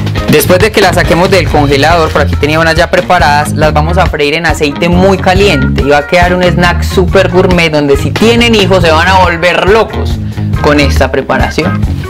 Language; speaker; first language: Spanish; native; Spanish